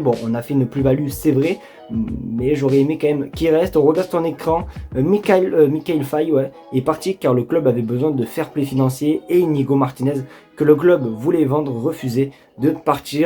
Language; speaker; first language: French; native; French